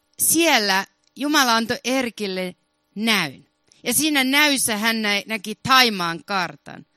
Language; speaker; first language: Finnish; early bilingual, heritage; Finnish